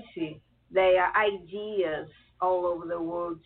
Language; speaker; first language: English; non-native, learner; Portuguese